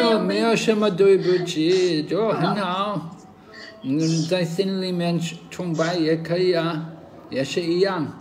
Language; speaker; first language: Chinese; non-native, learner; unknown